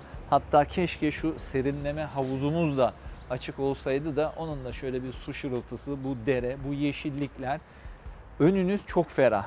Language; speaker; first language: Turkish; native; Turkish